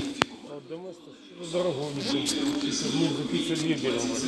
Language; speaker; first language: Russian; non-native, local second language; Ukrainian